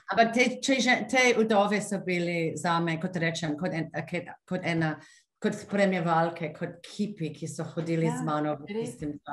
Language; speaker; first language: Slovenian; non-native, fluent; English